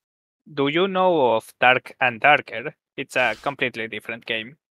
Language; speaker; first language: English; native; English